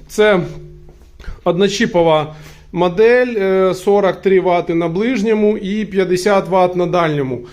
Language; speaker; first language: Ukrainian; native; Ukrainian